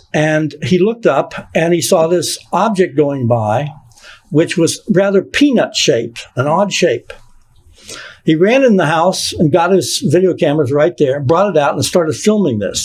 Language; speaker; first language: English; native; English